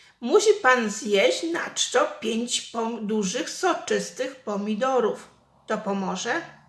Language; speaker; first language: Polish; native; Polish